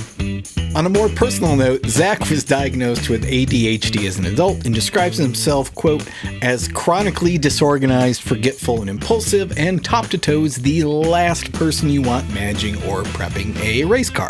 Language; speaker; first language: English; native; English